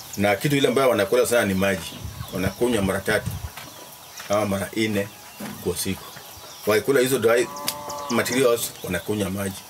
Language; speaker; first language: Swahili; non-native, local second language; Luo (Kenya and Tanzania)